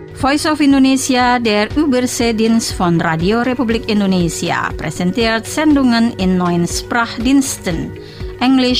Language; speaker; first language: German; non-native, fluent; Indonesian